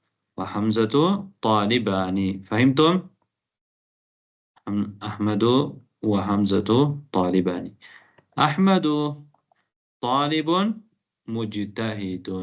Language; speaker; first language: Arabic; non-native, fluent; Tamil